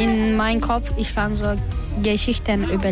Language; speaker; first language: German; non-native, learner; Turkish